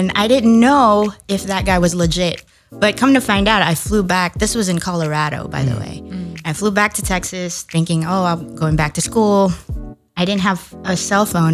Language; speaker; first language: English; native; English